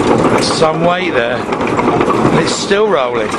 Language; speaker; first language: English; native; English